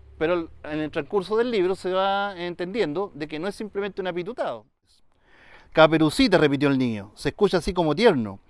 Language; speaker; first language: Spanish; native; Spanish